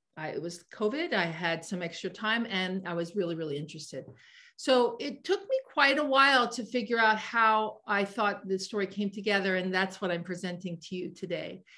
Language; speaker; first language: English; native; English